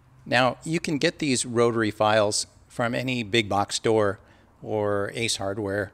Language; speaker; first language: English; native; English